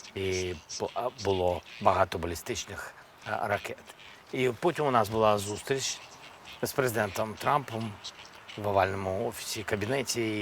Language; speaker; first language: Ukrainian; non-native, local second language; Russian